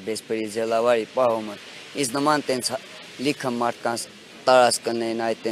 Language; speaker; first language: Armenian; native; Armenian